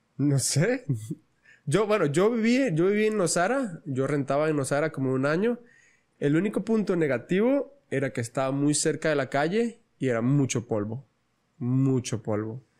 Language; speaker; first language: Spanish; native; Spanish